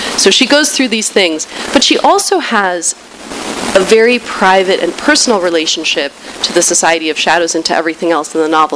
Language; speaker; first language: English; early bilingual, other home language; Spanish